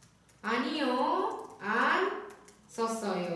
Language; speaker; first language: Korean; non-native, fluent; Indonesian